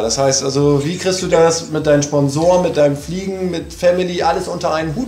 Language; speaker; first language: German; native; German